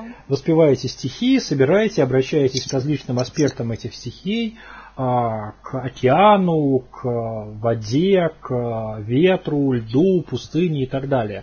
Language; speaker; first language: Russian; native; Russian